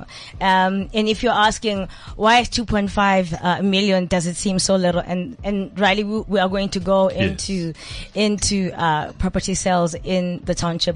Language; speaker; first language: English; non-native, local second language; Zulu